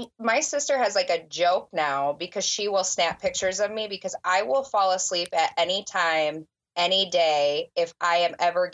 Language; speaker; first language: English; native; English